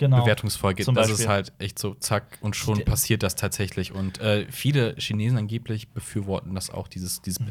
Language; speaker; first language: German; native; German